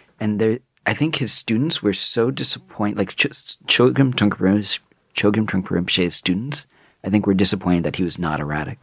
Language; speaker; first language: English; native; English